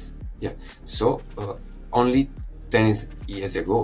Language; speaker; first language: English; non-native, fluent; Italian